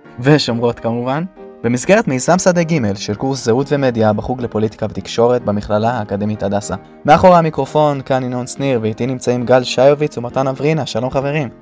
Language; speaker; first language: Hebrew; native; Hebrew